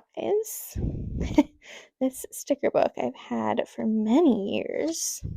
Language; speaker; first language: English; native; English